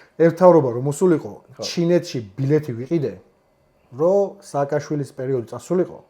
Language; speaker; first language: Georgian; native; Georgian